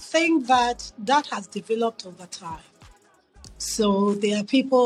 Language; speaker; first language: English; non-native, local second language; Akan